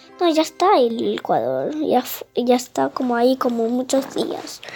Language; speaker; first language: Spanish; early bilingual, heritage; Spanish